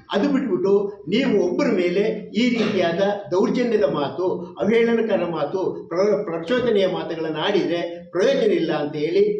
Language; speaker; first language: Kannada; non-native, local second language; Lambadi